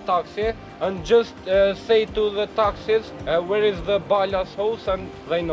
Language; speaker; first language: English; non-native, learner; Albanian